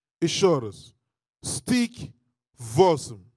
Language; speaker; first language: Russian; non-native, learner; English